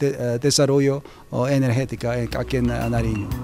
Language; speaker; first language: Spanish; non-native, learner; Korean